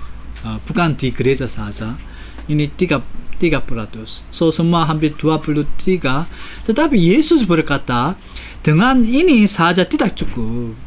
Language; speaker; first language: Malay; non-native, fluent; Korean